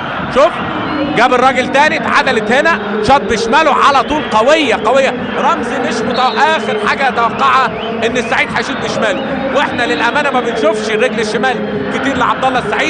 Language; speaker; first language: Arabic; native; Arabic